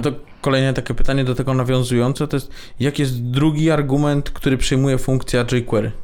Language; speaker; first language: Polish; native; Polish